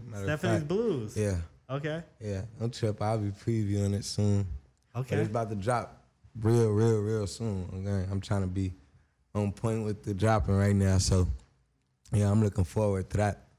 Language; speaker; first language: English; native; English